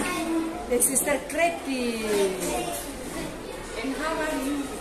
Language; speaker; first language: English; non-native, learner; Indonesian